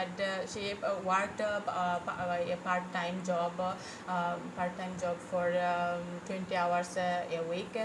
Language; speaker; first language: English; non-native, fluent; Bangla